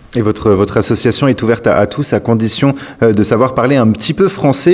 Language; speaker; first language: French; native; French